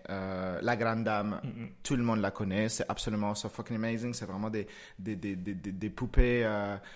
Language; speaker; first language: French; non-native, fluent; Spanish